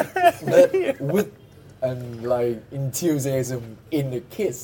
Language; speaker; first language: English; non-native, learner; Vietnamese